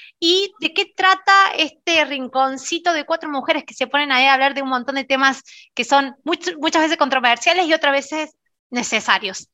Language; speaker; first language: Spanish; native; Spanish